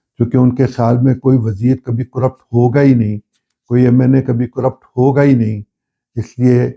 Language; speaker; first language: Urdu; non-native, local second language; Punjabi